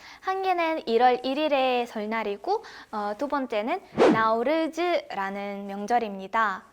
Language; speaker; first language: Korean; non-native, fluent; Kazakh